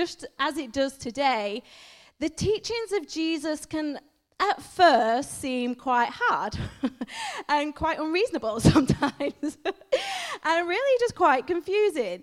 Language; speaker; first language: English; native; English